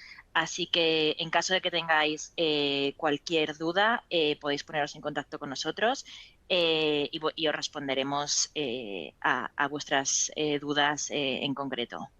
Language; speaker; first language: Spanish; native; Spanish